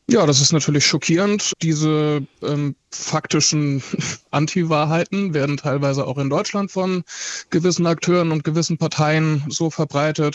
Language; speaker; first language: German; native; German